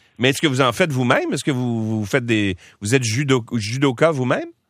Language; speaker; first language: French; native; French